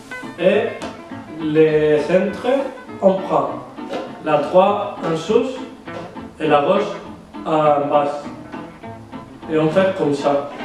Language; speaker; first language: French; non-native, learner; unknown